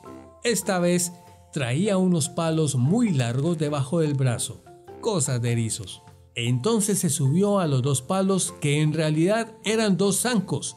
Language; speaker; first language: Spanish; native; Spanish